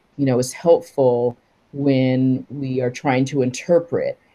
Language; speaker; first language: English; native; English